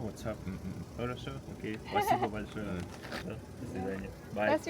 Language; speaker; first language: Russian; native; Russian